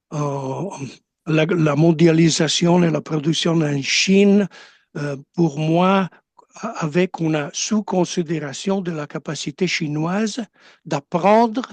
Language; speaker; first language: French; non-native, learner; Italian